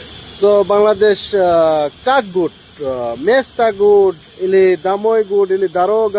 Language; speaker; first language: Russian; non-native, learner; Bangla